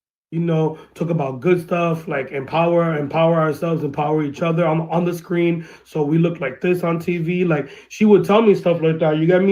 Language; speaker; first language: English; early bilingual, other home language; Spanish